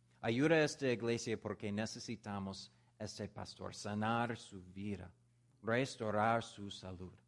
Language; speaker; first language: Spanish; non-native, learner; English